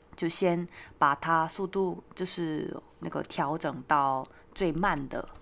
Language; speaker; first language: Chinese; non-native, fluent; Korean